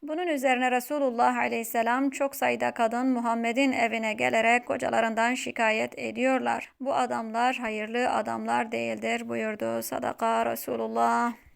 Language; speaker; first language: Turkish; native; Turkish